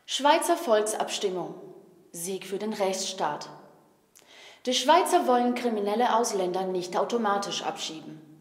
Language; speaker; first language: German; native; German